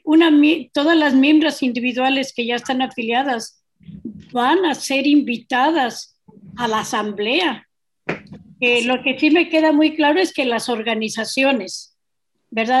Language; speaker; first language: Spanish; native; Spanish